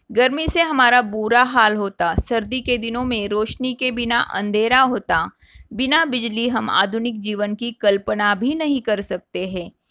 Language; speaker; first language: Hindi; non-native, local second language; Marathi